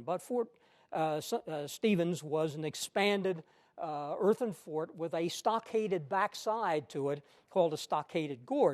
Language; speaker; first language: English; native; English